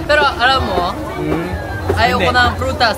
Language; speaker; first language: Filipino; non-native, learner; Japanese